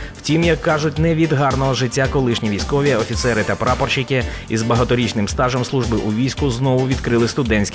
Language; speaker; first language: Ukrainian; native; Ukrainian